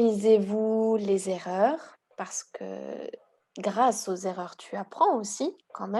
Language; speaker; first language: French; early bilingual, heritage; Hungarian